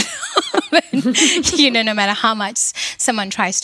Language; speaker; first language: English; non-native, local second language; Malayalam